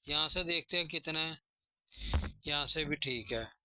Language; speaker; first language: Urdu; non-native, local second language; Punjabi